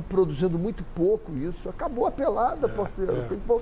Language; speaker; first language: Portuguese; native; Portuguese